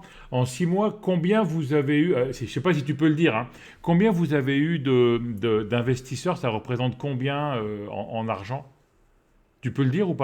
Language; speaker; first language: French; native; French